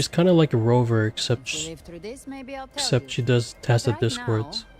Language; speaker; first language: English; native; English